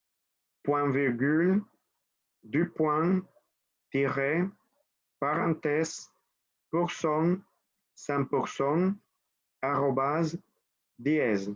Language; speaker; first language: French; non-native, fluent; Spanish